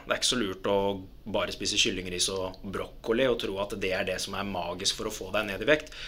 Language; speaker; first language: Norwegian; early bilingual, other home language; Arabic